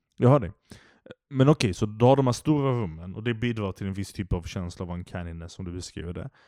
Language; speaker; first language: Swedish; early bilingual, other home language; Turkish